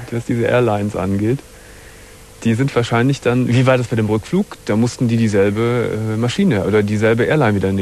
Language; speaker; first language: German; native; German